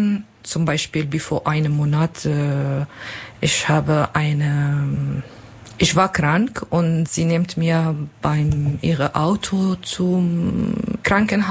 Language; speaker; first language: German; non-native, learner; Kurdish